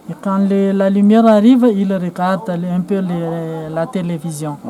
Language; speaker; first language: French; non-native, local second language; Malagasy